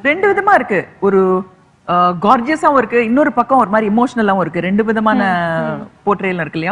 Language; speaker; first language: Tamil; native; Tamil